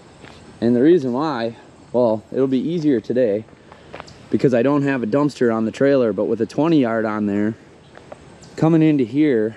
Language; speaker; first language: English; native; English